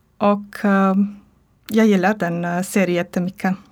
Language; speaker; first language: Swedish; non-native, learner; Croatian